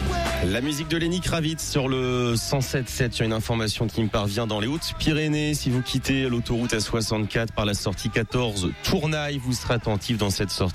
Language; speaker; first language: French; native; French